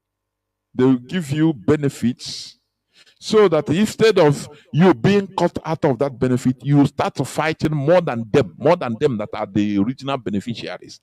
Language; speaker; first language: English; non-native, local second language; Igbo